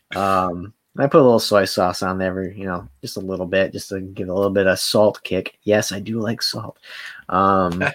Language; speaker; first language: English; native; English